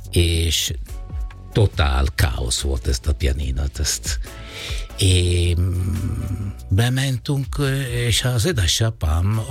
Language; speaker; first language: Hungarian; non-native, fluent; Italian